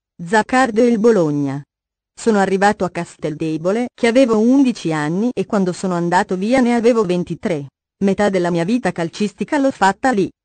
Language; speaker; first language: Italian; native; Italian